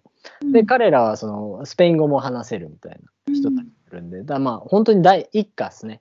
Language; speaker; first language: Japanese; native; Japanese